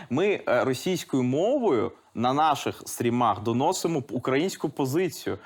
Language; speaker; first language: Ukrainian; native; Ukrainian